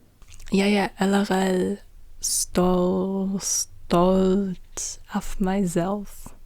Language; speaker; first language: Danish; non-native, learner; German